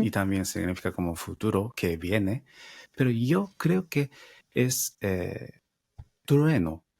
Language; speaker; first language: Spanish; non-native, fluent; Japanese